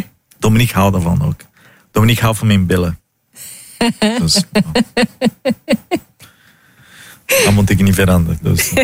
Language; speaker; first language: Dutch; non-native, learner; Portuguese